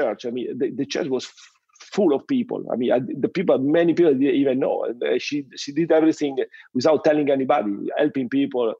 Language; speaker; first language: English; non-native, fluent; Italian